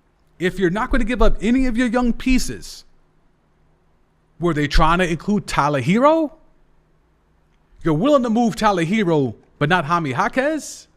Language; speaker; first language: English; native; English